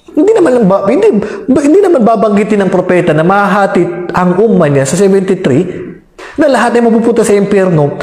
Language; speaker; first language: Filipino; non-native, local second language; Maranao